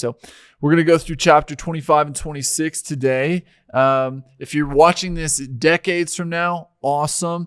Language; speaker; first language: English; native; English